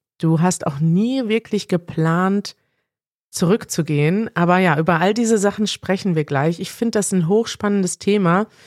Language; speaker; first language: German; native; German